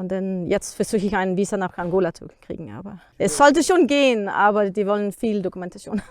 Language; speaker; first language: German; non-native, learner; Danish